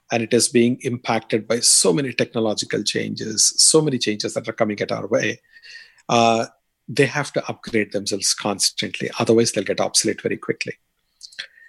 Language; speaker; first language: English; non-native, local second language; Tamil